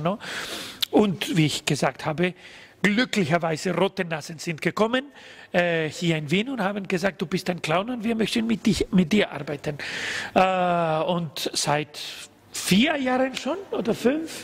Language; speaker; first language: German; non-native, learner; Spanish